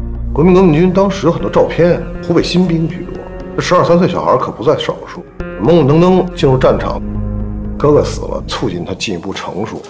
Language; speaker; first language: Chinese; native; Chinese